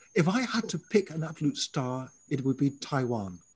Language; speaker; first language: English; native; English